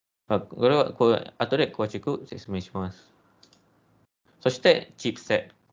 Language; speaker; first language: Japanese; non-native, fluent; Malay